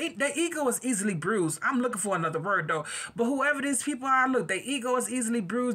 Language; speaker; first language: English; native; English